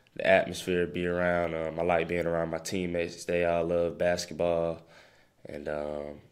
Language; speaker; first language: English; native; English